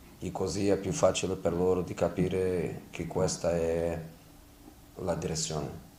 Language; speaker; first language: Italian; non-native, fluent; Portuguese